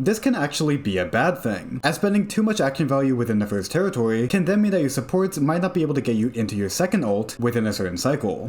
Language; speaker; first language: English; native; English